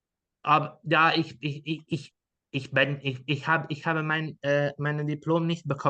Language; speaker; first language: German; non-native, learner; Dutch